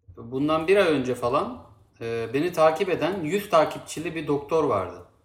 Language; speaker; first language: Turkish; native; Turkish